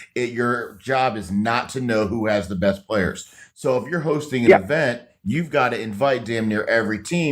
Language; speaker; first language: English; native; English